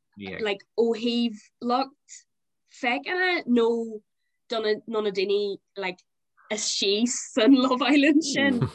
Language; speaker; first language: Irish; non-native, local second language; English